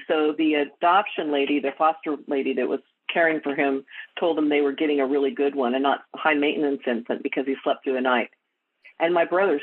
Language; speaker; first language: English; native; English